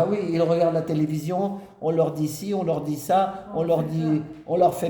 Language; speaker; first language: French; native; French